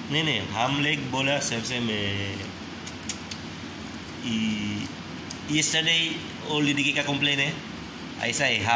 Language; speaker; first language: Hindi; non-native, learner; Filipino